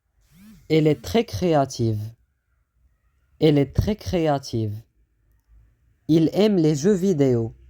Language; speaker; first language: French; non-native, fluent; Arabic